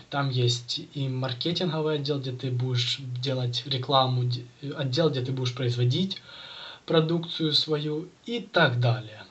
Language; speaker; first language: Russian; native; Russian